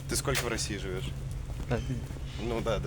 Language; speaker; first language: Russian; native; Russian